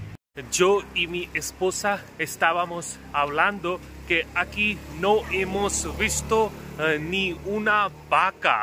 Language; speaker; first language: Spanish; non-native, fluent; Hindi